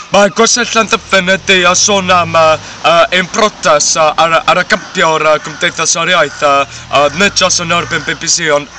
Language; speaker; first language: Welsh; non-native, learner; English